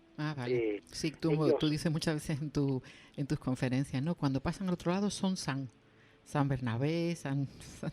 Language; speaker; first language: Spanish; native; Spanish